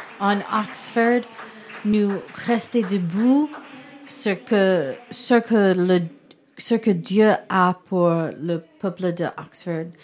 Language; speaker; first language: French; non-native, learner; English